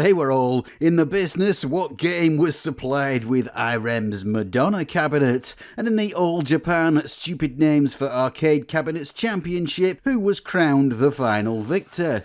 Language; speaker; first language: English; native; English